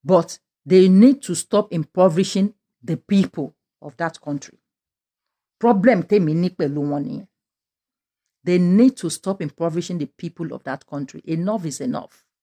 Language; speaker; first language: English; non-native, local second language; Yoruba